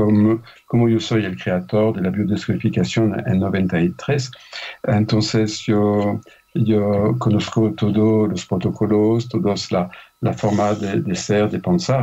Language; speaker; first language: Spanish; non-native, fluent; French